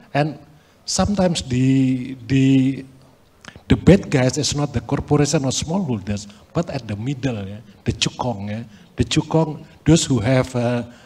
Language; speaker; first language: English; non-native, fluent; Indonesian